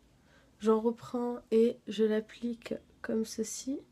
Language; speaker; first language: French; native; French